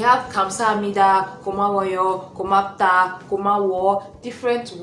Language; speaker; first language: Korean; non-native, learner; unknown